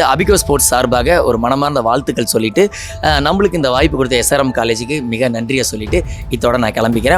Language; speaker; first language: Tamil; native; Tamil